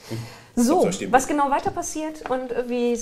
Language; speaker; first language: German; native; German